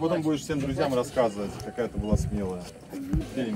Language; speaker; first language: Russian; native; Russian